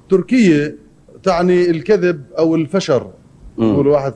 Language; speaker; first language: Arabic; native; Arabic